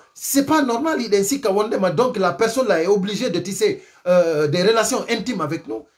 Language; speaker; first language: French; non-native, local second language; Fula